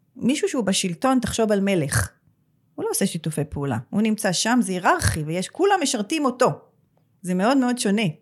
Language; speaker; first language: Hebrew; native; Hebrew